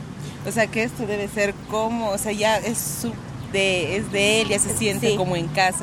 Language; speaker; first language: Spanish; native; Spanish